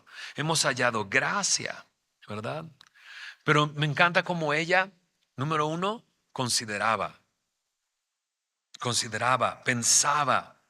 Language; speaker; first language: Spanish; native; Spanish